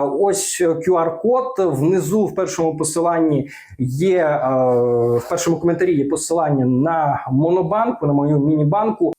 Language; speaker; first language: Ukrainian; non-native, local second language; Russian